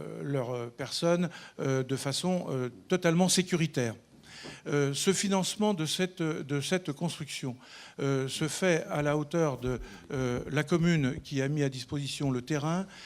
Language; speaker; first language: French; native; French